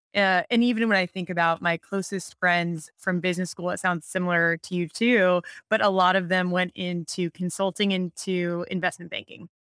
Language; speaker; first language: English; native; English